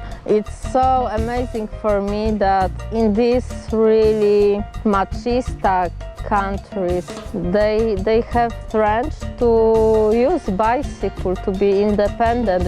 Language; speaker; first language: English; non-native, fluent; Polish